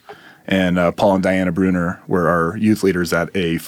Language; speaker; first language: English; native; English